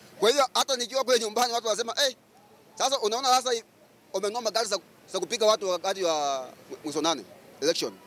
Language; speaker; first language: Swahili; non-native, local second language; Luyia